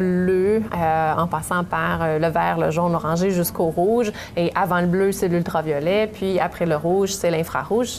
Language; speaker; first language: French; native; French